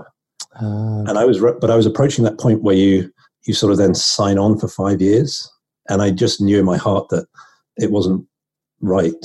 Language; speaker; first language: English; native; English